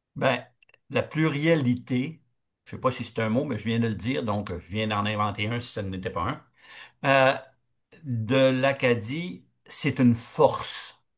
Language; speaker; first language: French; native; French